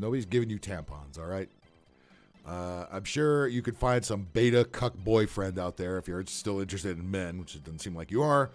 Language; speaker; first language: English; native; English